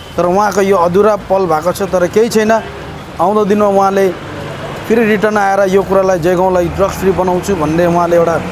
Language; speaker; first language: Nepali; native; Nepali